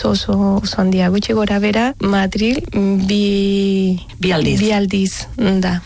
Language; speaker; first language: Basque; non-native, fluent; Spanish